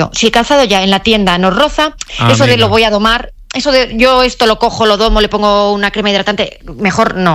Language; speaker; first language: Spanish; native; Spanish